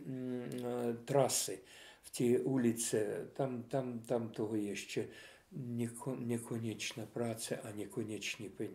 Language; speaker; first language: Czech; non-native, fluent; Russian